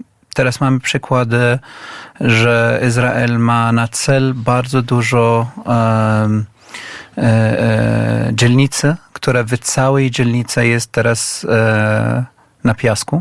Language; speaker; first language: Polish; non-native, fluent; Arabic